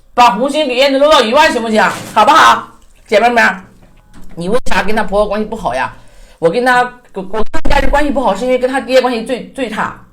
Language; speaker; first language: Chinese; native; Chinese